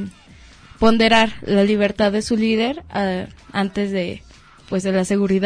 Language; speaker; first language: Spanish; native; Spanish